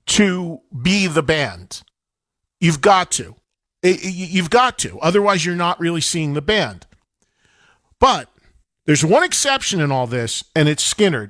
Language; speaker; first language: English; native; English